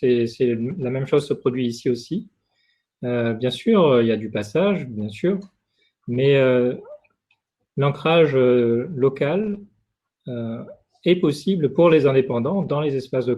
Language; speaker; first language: French; native; French